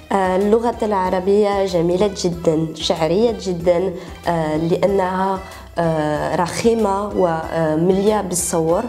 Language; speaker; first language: Arabic; early bilingual, heritage; Arabic